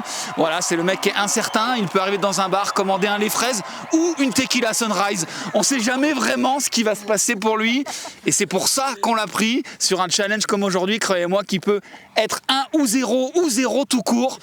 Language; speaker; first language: French; native; French